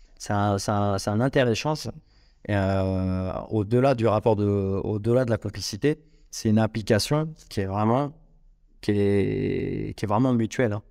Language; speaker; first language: French; native; French